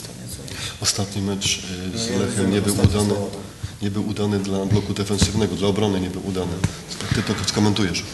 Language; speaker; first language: Polish; native; Polish